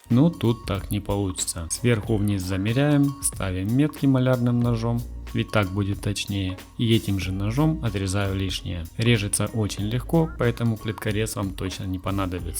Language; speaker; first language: Russian; native; Russian